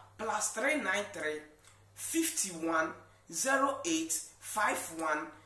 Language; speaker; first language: Nigerian Pidgin; non-native, fluent; Akan